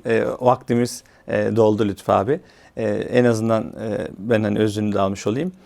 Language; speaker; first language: Turkish; native; Turkish